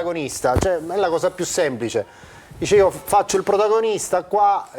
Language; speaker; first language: Italian; native; Italian